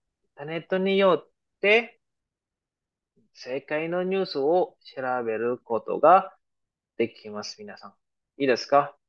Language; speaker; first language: Japanese; non-native, fluent; Filipino